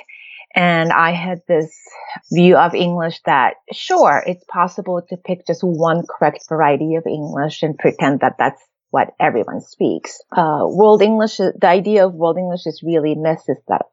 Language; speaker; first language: English; non-native, fluent; Japanese